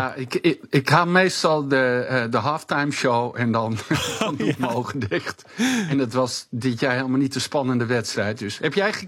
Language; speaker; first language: Dutch; native; Dutch